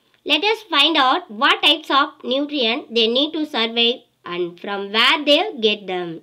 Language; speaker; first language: English; non-native, local second language; Tamil